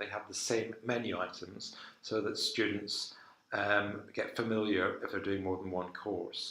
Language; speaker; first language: English; native; English